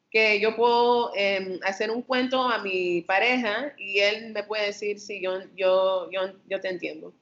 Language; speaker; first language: Spanish; early bilingual, heritage; Spanish